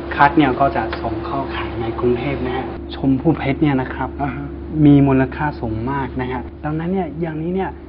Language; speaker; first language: Thai; non-native, fluent; Chinese